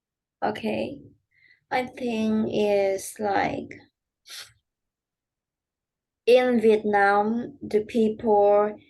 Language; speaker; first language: English; non-native, learner; Vietnamese